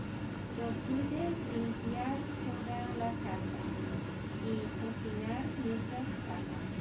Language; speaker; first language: Spanish; non-native, learner; Japanese